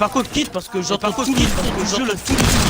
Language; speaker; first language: French; native; French